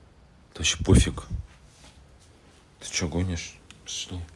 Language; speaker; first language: Russian; native; Russian